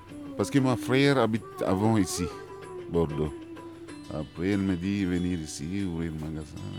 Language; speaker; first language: French; non-native, learner; Tamil